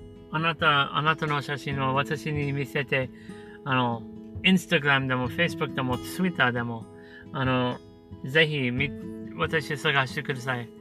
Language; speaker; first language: Japanese; non-native, learner; English